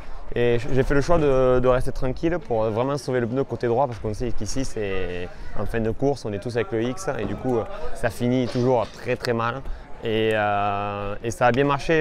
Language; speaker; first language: French; native; French